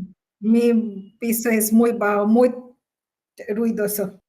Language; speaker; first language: Spanish; non-native, learner; Bangla